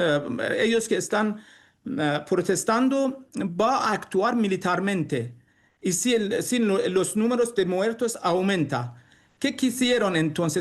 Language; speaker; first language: Spanish; non-native, learner; Persian